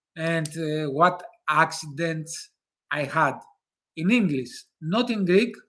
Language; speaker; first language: English; non-native, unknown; Greek